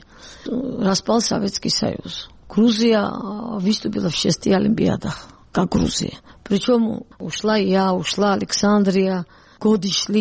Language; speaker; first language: Russian; non-native, local second language; Georgian